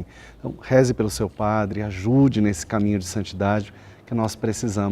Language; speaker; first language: Portuguese; native; Portuguese